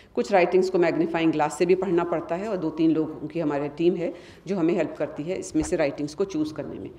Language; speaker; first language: Hindi; native; Hindi